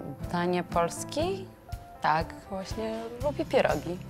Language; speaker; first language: Polish; non-native, learner; Georgian